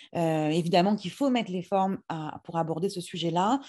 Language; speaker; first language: French; native; French